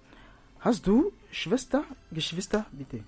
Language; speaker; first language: German; non-native, fluent; French